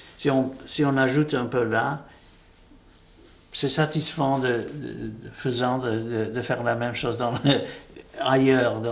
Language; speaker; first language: French; non-native, fluent; English